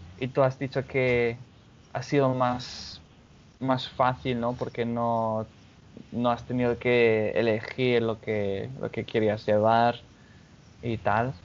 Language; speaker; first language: Spanish; non-native, fluent; English